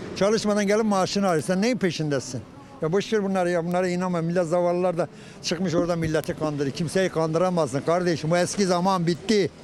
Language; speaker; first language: Turkish; non-native, local second language; Kurdish